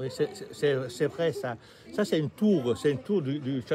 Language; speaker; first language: French; non-native, learner; Italian